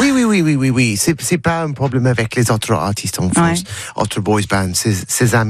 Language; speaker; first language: French; non-native, learner; English